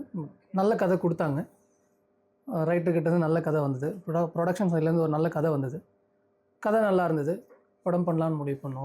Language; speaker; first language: Tamil; native; Tamil